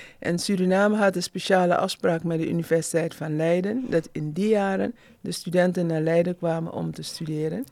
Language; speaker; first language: Dutch; native; Dutch